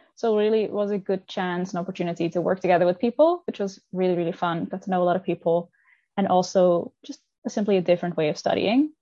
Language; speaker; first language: English; non-native, fluent; Dutch